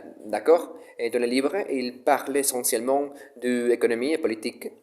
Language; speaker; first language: French; non-native, learner; Spanish